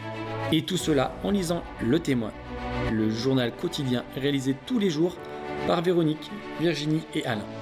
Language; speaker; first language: French; native; French